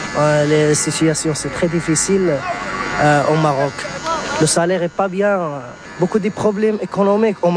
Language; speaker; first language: French; non-native, learner; Arabic